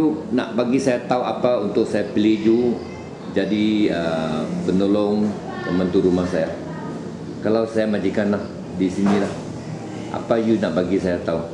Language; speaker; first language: Malay; native; Malay